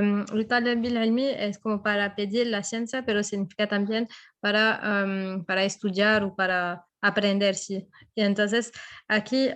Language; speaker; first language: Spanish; non-native, fluent; French